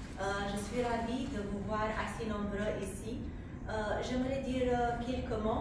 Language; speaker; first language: French; non-native, fluent; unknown